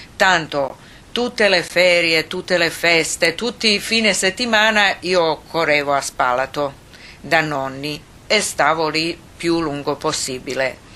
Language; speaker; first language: Italian; non-native, fluent; Croatian